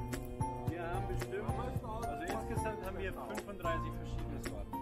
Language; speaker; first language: German; native; German